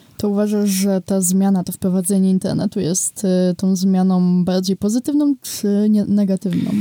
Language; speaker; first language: Polish; native; Polish